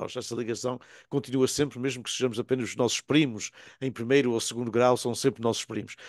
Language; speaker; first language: Portuguese; native; Portuguese